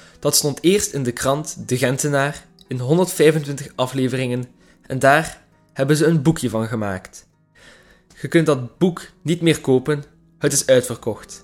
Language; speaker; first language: Dutch; native; Dutch